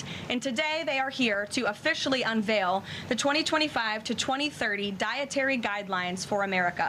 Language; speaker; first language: English; native; English